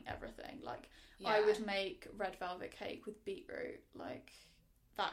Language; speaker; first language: English; native; English